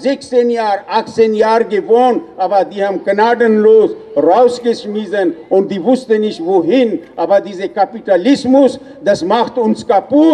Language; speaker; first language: German; non-native, learner; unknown